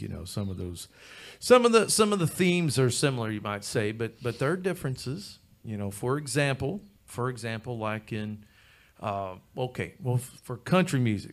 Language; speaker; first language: English; native; English